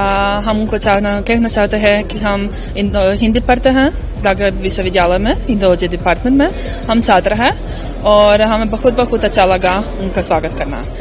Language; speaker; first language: Hindi; non-native, learner; Croatian